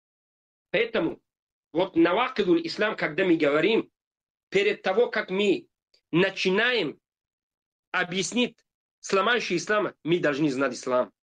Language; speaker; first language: Russian; non-native, fluent; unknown